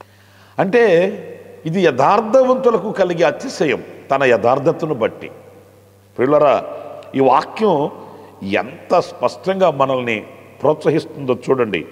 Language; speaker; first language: Telugu; native; Telugu